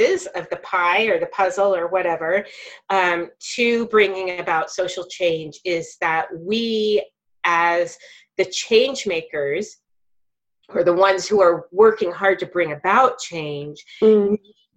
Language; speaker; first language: English; native; English